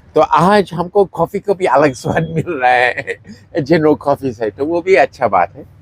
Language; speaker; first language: Hindi; non-native, fluent; English